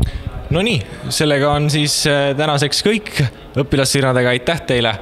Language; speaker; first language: Estonian; native; Estonian